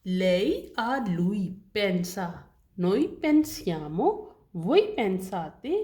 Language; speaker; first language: Italian; non-native, learner; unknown